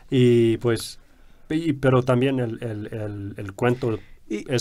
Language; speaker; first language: Spanish; non-native, fluent; English